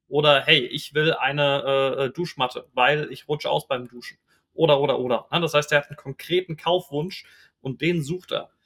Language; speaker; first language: German; native; German